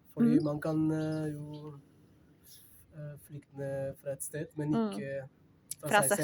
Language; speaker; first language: Norwegian; non-native, fluent; Spanish